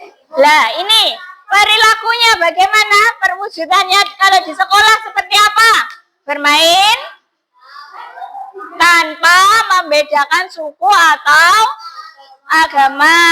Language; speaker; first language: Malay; non-native, local second language; Javanese